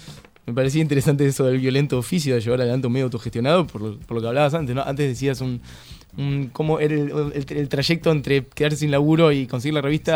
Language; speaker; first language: Spanish; native; Spanish